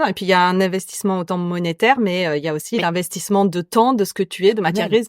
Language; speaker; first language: French; native; French